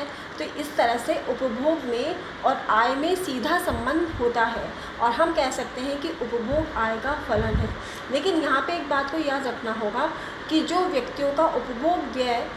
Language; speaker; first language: Hindi; native; Hindi